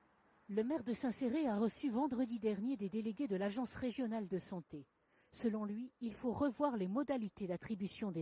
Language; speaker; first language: French; native; French